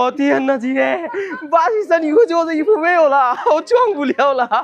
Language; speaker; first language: Chinese; non-native, learner; Bangla